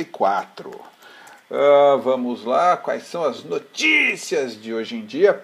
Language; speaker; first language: Portuguese; native; Portuguese